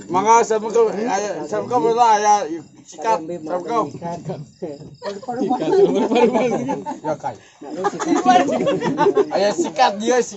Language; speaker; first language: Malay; non-native, local second language; Sundanese